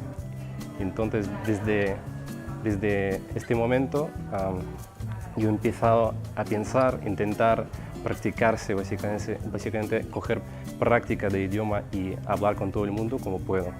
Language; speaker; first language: Spanish; non-native, fluent; Russian